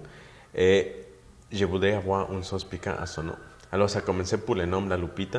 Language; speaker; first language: French; non-native, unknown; Spanish